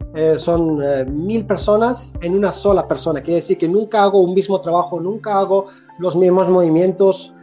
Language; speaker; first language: Spanish; native; Spanish